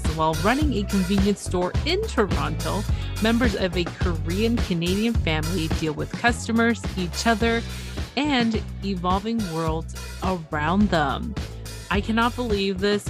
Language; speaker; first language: English; native; English